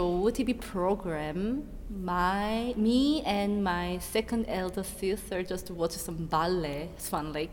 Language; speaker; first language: English; non-native, learner; Korean